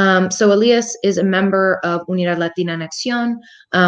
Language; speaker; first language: Spanish; non-native, learner; English